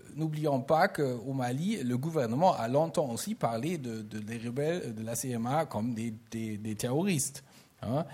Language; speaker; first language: French; non-native, fluent; German